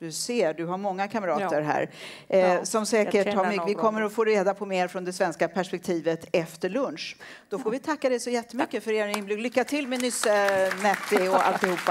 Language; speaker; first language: Swedish; native; Swedish